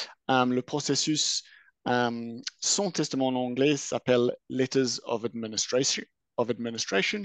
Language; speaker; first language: French; non-native, fluent; English